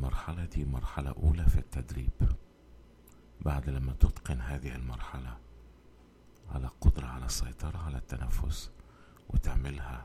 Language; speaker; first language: Arabic; native; Arabic